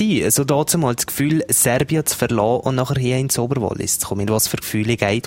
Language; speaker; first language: German; native; German